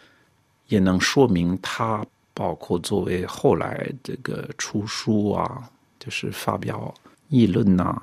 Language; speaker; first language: Chinese; non-native, fluent; French